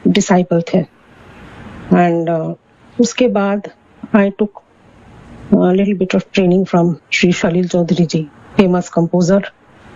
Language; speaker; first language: Hindi; non-native, local second language; Bangla